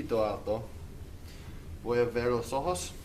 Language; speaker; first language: Spanish; non-native, learner; English